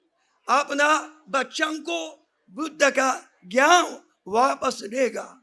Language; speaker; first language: Hindi; non-native, fluent; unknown